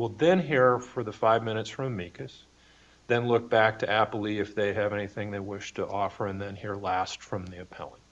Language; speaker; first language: English; native; English